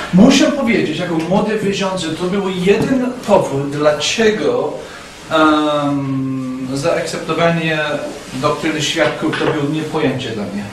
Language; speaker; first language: Polish; non-native, fluent; English